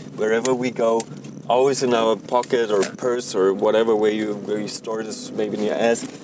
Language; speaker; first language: English; non-native, fluent; German